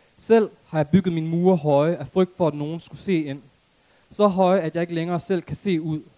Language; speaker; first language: Danish; early bilingual, other home language; Arabic